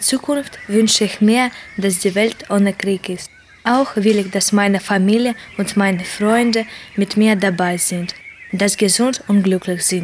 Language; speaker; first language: German; non-native, learner; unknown